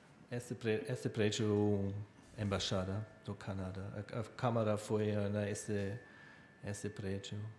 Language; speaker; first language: Portuguese; non-native, learner; German